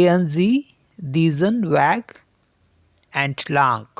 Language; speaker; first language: German; non-native, fluent; Hindi